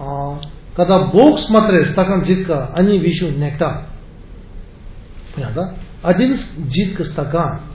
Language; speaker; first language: Russian; non-native, learner; Tibetan